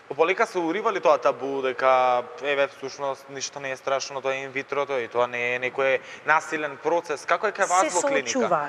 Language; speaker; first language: Macedonian; native; Macedonian